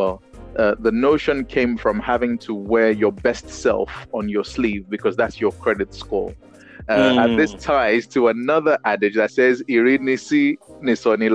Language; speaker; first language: English; non-native, local second language; Yoruba